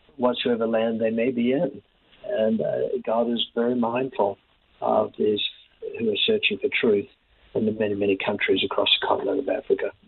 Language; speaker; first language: English; native; English